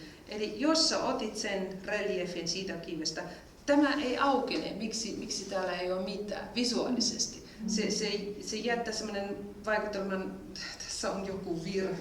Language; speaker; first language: Finnish; non-native, fluent; German